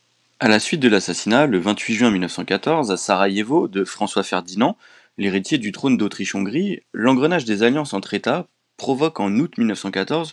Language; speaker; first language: French; native; French